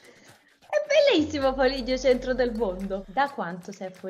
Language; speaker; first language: Italian; native; Italian